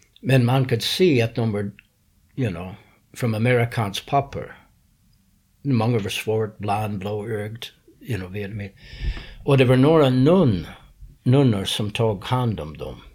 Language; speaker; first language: Swedish; non-native, fluent; English